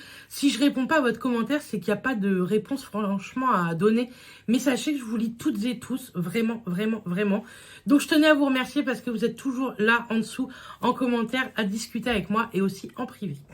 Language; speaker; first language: French; native; French